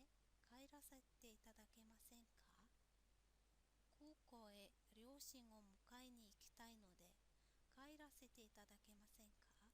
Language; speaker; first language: Japanese; non-native, fluent; Mongolian